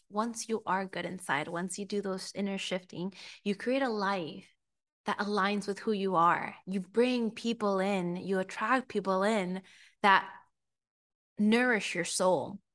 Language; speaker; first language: English; early bilingual, other home language; Spanish